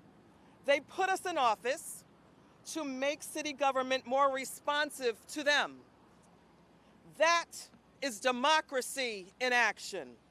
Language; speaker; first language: English; native; English